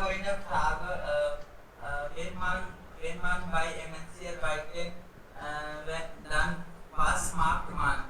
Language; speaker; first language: German; non-native, learner; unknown